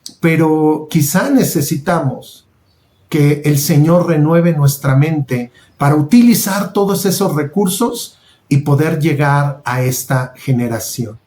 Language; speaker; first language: Spanish; native; Spanish